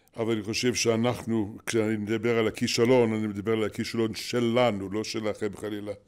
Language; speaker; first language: Hebrew; non-native, fluent; English